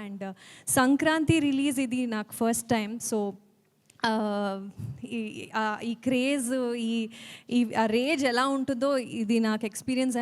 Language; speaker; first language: Telugu; non-native, learner; Kannada